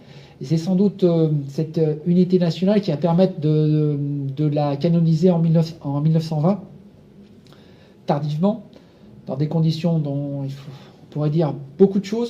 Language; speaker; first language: French; native; French